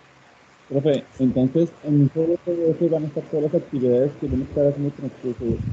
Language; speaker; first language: Spanish; native; Spanish